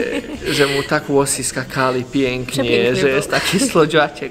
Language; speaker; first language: Polish; non-native, fluent; Croatian